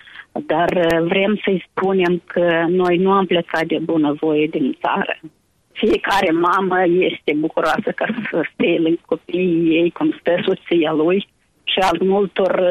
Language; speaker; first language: Romanian; native; Romanian